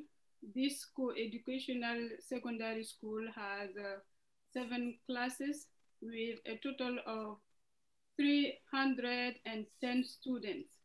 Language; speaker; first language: English; non-native, fluent; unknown